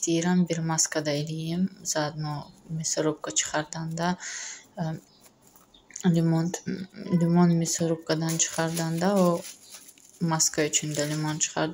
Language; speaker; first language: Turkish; non-native, learner; Azerbaijani